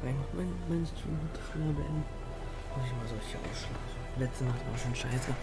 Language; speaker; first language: German; native; German